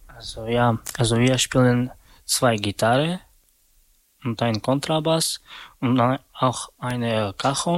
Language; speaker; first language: German; non-native, learner; Slovak